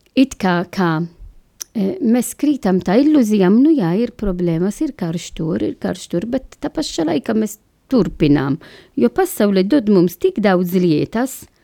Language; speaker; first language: Latvian; non-native, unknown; Maltese